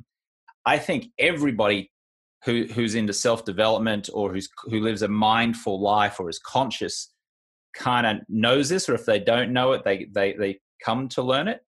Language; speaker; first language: English; native; English